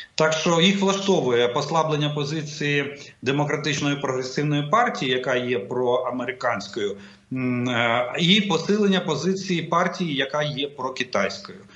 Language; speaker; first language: Ukrainian; non-native, local second language; Russian